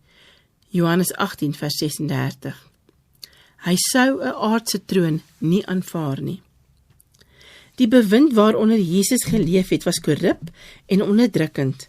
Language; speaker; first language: Afrikaans; native; Afrikaans